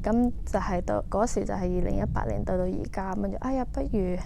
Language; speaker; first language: Cantonese; early bilingual, heritage; Cantonese